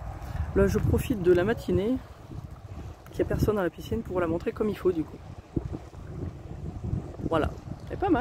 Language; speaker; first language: French; native; French